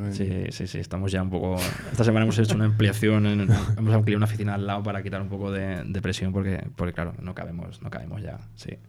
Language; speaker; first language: Spanish; native; Spanish